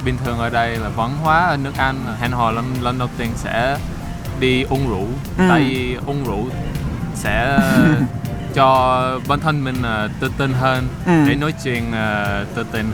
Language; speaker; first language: Vietnamese; non-native, learner; English